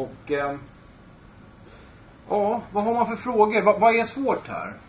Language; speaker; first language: Swedish; native; Swedish